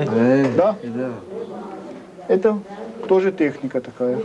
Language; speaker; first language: Russian; non-native, learner; French